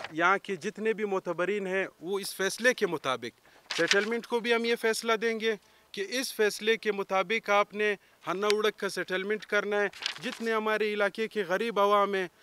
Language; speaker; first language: Urdu; non-native, local second language; Pashto